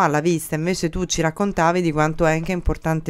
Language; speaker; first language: Italian; native; Italian